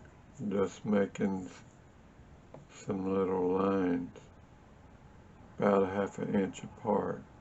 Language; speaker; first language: English; native; English